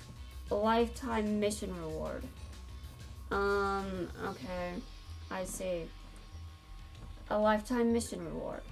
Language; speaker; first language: English; native; English